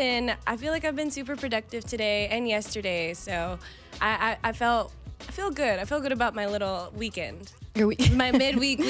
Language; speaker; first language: English; native; English